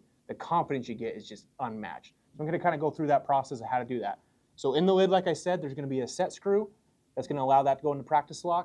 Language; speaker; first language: English; native; English